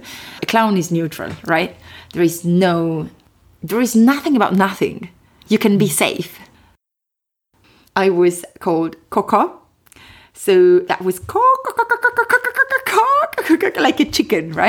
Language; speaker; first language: English; non-native, fluent; Italian